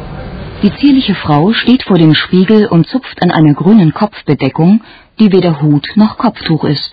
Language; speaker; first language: German; native; German